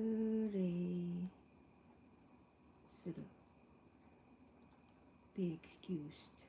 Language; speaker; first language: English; non-native, local second language; Filipino